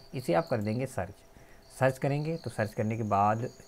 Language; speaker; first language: Hindi; native; Hindi